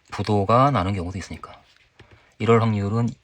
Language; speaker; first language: Korean; native; Korean